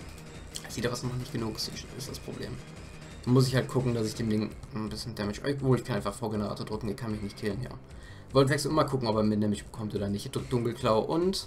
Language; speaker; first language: German; native; German